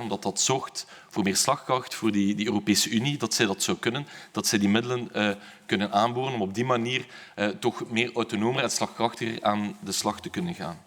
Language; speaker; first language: Dutch; native; Dutch